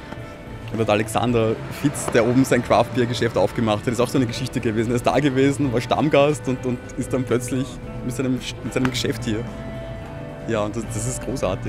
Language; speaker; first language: German; native; German